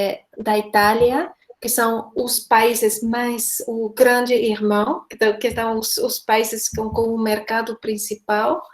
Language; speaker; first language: Portuguese; non-native, fluent; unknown